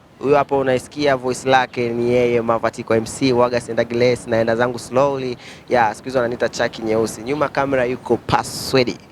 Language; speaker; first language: Swahili; native; Swahili